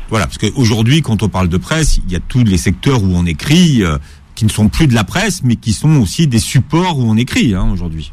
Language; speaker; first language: French; native; French